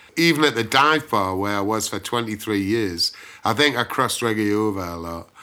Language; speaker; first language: English; native; English